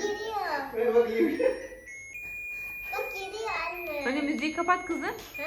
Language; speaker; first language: Turkish; non-native, learner; Indonesian